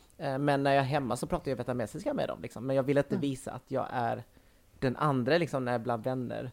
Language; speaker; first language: Swedish; early bilingual, other home language; Vietnamese